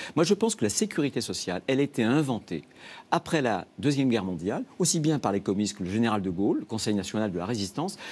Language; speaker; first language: French; native; French